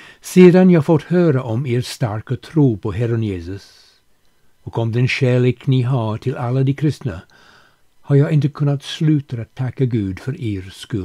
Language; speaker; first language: Swedish; non-native, fluent; English